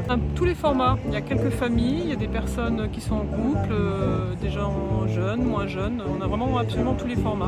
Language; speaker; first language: French; native; French